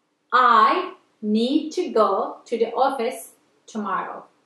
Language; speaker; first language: English; non-native, fluent; Turkish